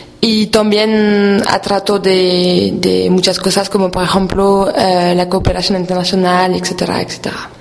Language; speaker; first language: Spanish; non-native, learner; French